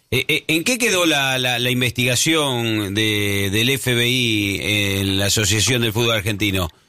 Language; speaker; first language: Spanish; native; Spanish